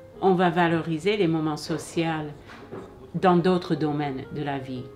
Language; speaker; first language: French; non-native, fluent; English